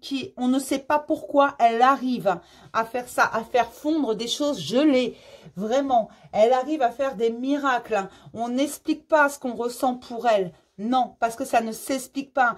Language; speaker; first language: French; native; French